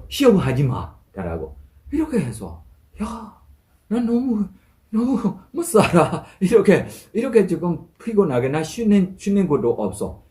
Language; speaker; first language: Korean; non-native, fluent; Burmese